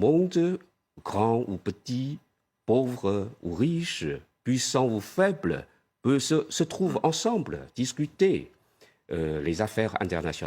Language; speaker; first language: French; non-native, fluent; Chinese